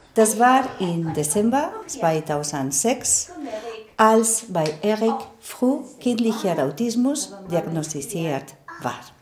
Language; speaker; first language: German; non-native, fluent; Spanish